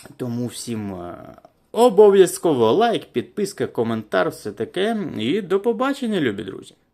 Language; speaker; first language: Ukrainian; non-native, local second language; Russian